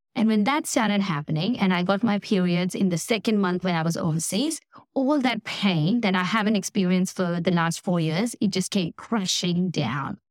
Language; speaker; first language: English; non-native, local second language; Gujarati